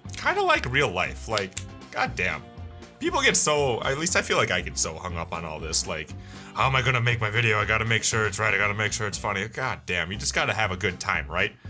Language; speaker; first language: English; native; English